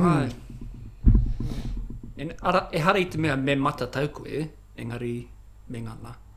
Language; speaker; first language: Māori; non-native, local second language; English